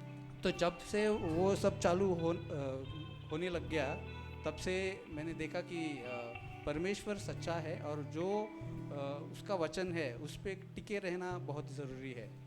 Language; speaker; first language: Hindi; non-native, local second language; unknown